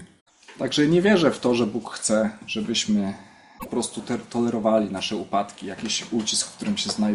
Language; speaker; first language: Polish; native; Polish